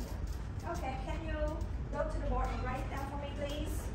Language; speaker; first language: English; non-native, learner; Vietnamese